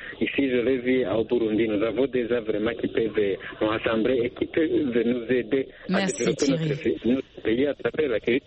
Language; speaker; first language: French; non-native, local second language; Rundi